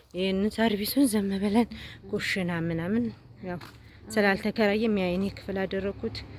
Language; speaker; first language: Amharic; native; Amharic